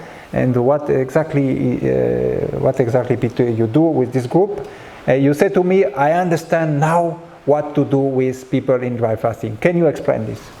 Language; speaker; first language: English; non-native, learner; French